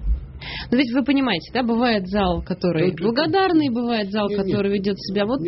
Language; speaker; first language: Russian; native; Russian